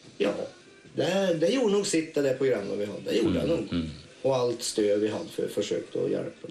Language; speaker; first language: Swedish; native; Swedish